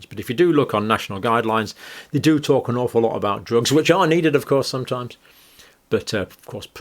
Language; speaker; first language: English; native; English